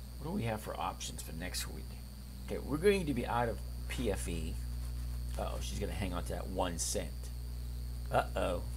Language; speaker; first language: English; native; English